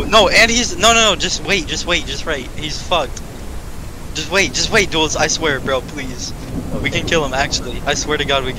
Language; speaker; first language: English; native; English